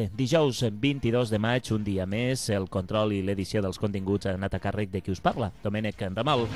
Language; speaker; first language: Catalan; native; Catalan